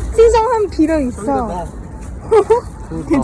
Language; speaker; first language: Korean; non-native, fluent; Cantonese